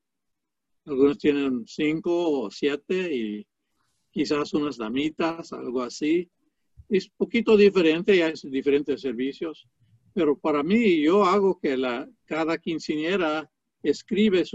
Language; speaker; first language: Spanish; non-native, fluent; English